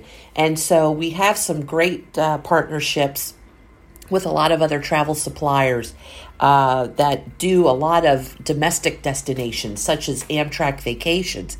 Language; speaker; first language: English; native; English